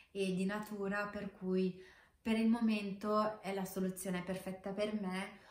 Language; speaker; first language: Italian; non-native, fluent; Romanian